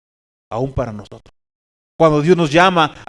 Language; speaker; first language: Spanish; native; Spanish